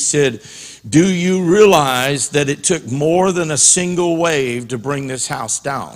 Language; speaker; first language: English; native; English